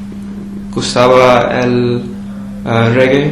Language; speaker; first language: Spanish; non-native, learner; English